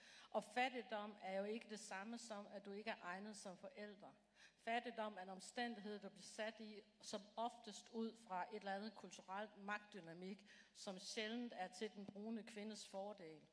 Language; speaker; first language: Danish; native; Danish